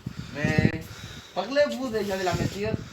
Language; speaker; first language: French; non-native, learner; Spanish